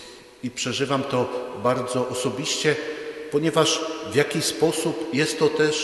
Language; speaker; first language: Polish; native; Polish